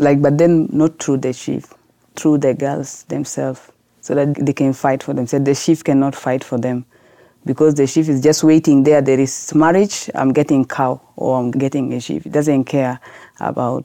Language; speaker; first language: English; non-native, fluent; Arabic